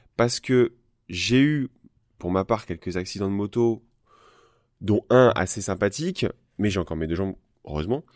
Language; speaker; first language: French; native; French